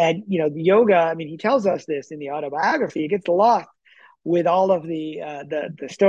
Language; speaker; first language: English; native; English